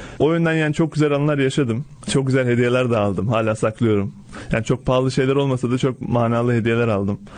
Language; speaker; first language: Turkish; native; Turkish